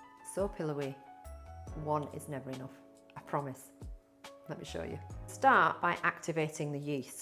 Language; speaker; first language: English; native; English